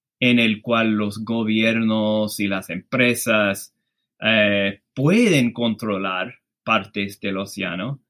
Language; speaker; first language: Spanish; non-native, fluent; English